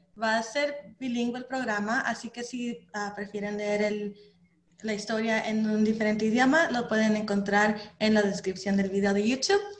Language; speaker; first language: Spanish; early bilingual, heritage; Spanish